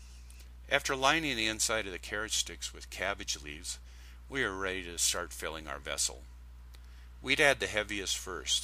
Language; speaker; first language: English; native; English